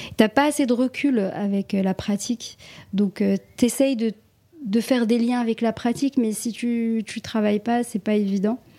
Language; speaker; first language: French; non-native, local second language; Arabic